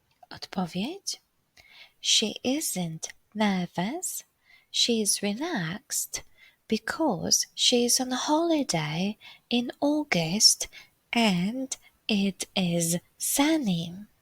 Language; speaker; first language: English; non-native, fluent; Polish